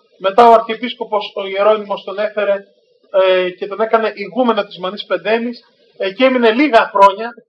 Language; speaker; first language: Greek; native; Greek